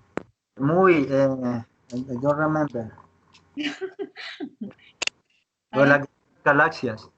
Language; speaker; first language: English; non-native, learner; Spanish